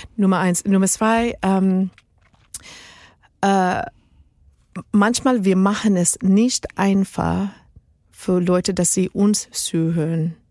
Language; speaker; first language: German; non-native, learner; Spanish